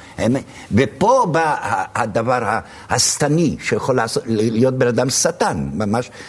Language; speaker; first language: Hebrew; early bilingual, other home language; Arabic